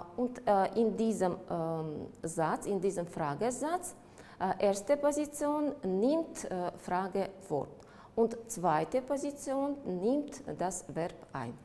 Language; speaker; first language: German; non-native, fluent; Russian